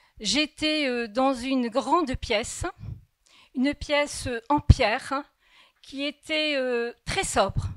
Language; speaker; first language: French; early bilingual, other home language; Kabyle